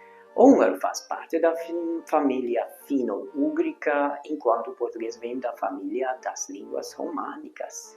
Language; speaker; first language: Portuguese; non-native, fluent; Hungarian